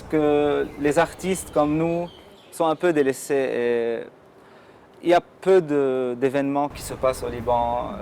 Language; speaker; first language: French; non-native, local second language; Arabic